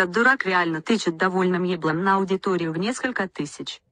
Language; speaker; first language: Russian; native; Russian